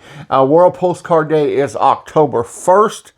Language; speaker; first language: English; native; English